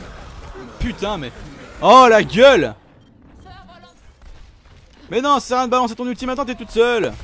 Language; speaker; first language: French; native; French